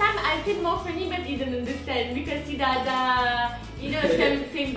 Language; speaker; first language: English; non-native, learner; French